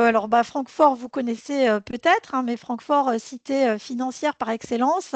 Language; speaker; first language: French; native; French